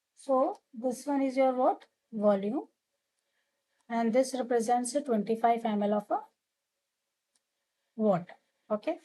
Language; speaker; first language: English; non-native, local second language; Hindi